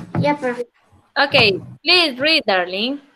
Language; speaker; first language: English; non-native, learner; Spanish